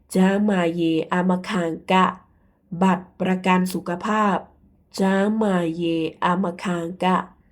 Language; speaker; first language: Thai; native; Thai